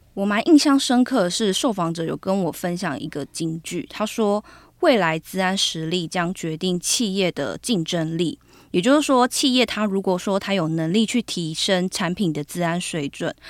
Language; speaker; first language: Chinese; native; Chinese